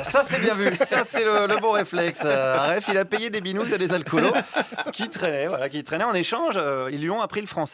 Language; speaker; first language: French; native; French